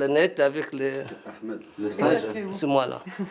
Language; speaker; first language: French; non-native, learner; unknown